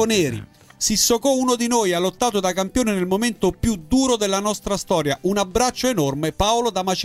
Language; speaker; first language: Italian; native; Italian